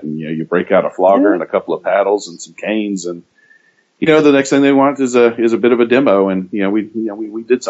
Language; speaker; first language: English; native; English